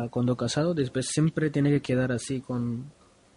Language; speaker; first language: Spanish; non-native, learner; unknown